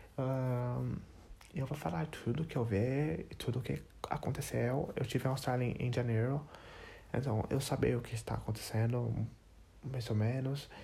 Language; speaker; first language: Portuguese; non-native, learner; English